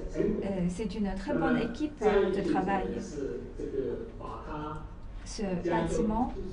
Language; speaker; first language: French; non-native, fluent; Chinese